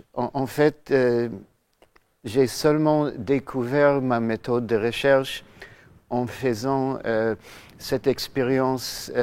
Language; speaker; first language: French; non-native, fluent; English